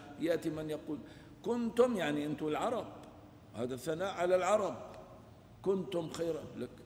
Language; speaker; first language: Arabic; non-native, local second language; Kurdish